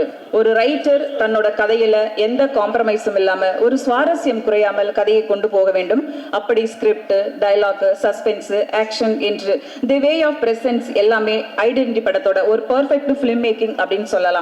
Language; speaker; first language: Tamil; native; Tamil